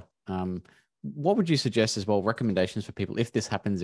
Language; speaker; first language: English; native; English